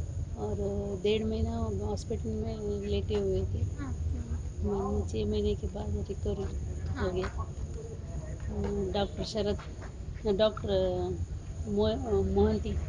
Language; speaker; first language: Hindi; non-native, local second language; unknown